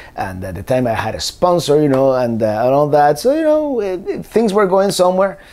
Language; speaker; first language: English; non-native, fluent; Spanish